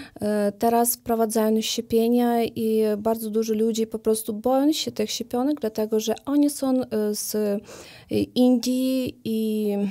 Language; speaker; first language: Polish; non-native, learner; Ukrainian